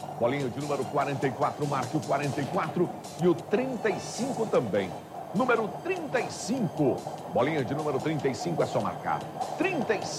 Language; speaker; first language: Portuguese; native; Portuguese